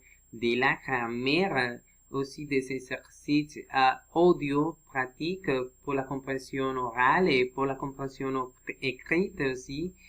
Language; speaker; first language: French; non-native, learner; Spanish